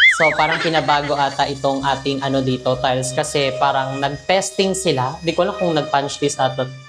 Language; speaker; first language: Filipino; non-native, local second language; Cebuano